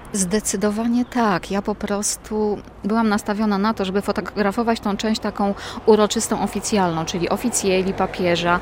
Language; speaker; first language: Polish; native; Polish